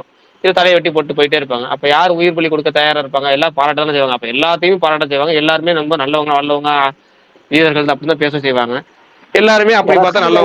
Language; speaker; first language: Tamil; native; Tamil